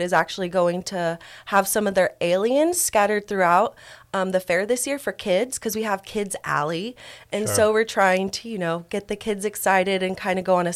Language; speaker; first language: English; native; English